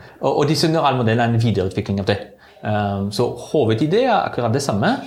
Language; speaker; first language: Norwegian; non-native, fluent; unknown